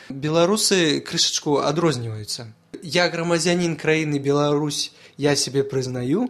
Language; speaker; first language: Belarusian; non-native, local second language; Russian